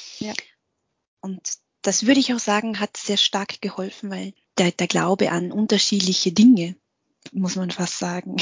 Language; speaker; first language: German; early bilingual, other home language; Vietnamese